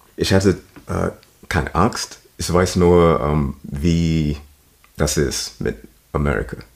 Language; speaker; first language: German; non-native, learner; English